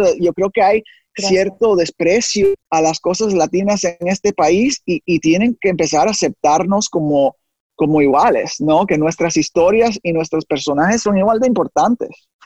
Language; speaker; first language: Spanish; early bilingual, heritage; Spanish